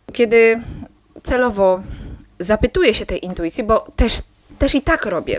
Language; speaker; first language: Polish; native; Polish